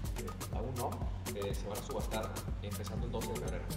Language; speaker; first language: Spanish; native; Spanish